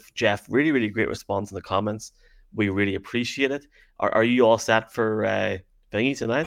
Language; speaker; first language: English; native; English